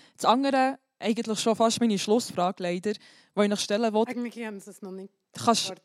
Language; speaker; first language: German; early bilingual, other home language; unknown